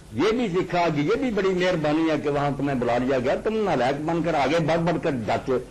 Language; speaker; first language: Urdu; non-native, local second language; Punjabi